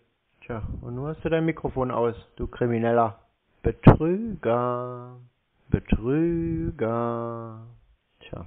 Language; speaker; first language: German; native; German